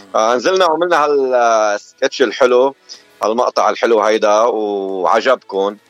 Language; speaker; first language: Arabic; native; Arabic